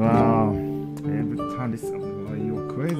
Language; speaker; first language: English; non-native, learner; Japanese